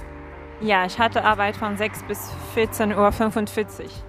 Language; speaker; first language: German; non-native, learner; Arabic